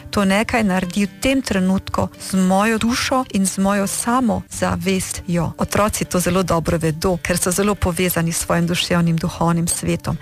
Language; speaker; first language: Slovenian; early bilingual, heritage; Slovenian